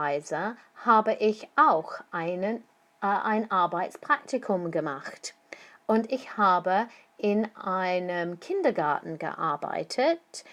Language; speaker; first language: German; non-native, fluent; English